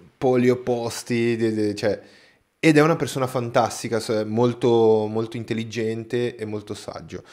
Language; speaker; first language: Italian; non-native, fluent; Portuguese